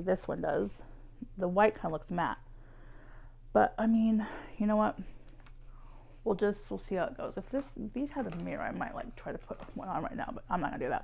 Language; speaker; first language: English; native; English